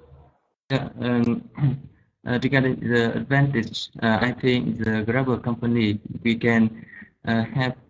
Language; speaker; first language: English; non-native, learner; Vietnamese